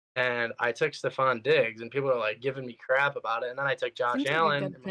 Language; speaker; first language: English; native; English